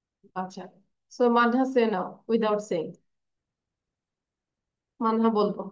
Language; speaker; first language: English; non-native, learner; Bangla